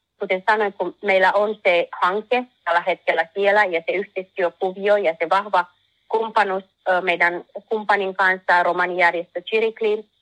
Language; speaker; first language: Finnish; non-native, learner; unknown